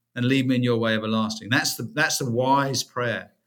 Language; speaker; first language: English; native; English